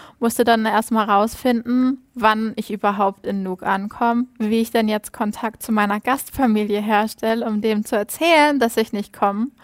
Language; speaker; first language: German; native; German